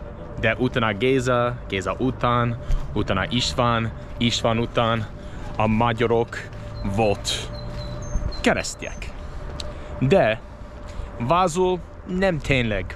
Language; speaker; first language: Hungarian; non-native, learner; English